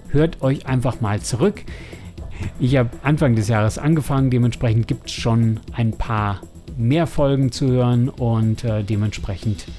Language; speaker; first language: German; native; German